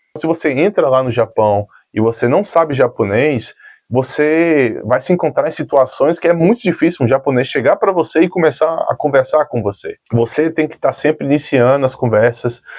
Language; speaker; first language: Portuguese; native; Portuguese